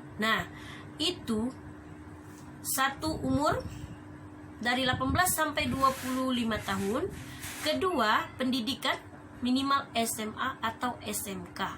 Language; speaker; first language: Indonesian; native; Indonesian